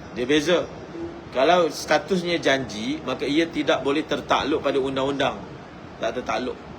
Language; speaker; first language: Malay; native; Malay